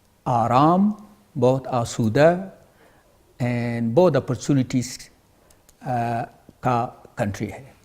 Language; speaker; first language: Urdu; non-native, learner; Pashto